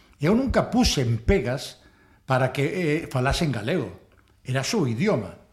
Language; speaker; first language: Galician; non-native, local second language; Spanish